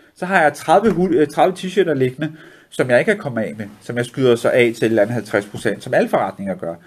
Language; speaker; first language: Danish; early bilingual, other home language; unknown